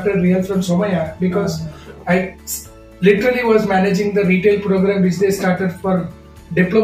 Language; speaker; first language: English; non-native, local second language; Tamil